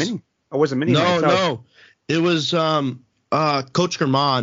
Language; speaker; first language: English; native; English